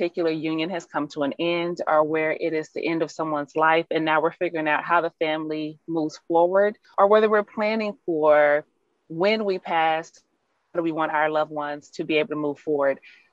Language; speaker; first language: English; native; English